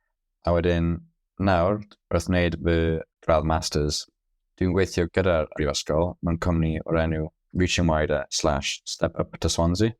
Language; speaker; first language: Welsh; non-native, local second language; English